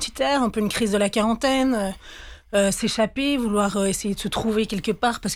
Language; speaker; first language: French; native; French